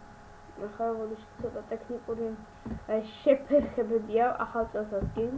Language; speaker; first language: Georgian; native; Georgian